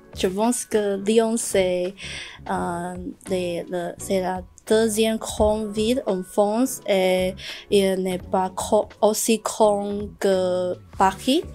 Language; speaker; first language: French; non-native, learner; Chinese